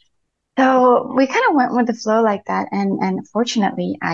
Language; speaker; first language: English; non-native, fluent; Spanish